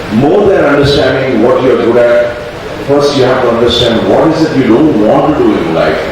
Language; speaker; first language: English; non-native, local second language; Kannada